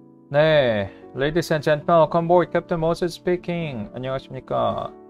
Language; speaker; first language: English; non-native, fluent; Korean